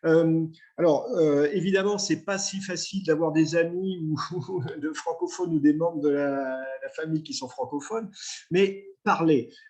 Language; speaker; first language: French; native; French